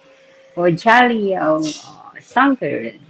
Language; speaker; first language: Chinese; non-native, learner; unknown